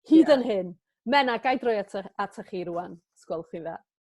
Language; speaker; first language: Welsh; native; Welsh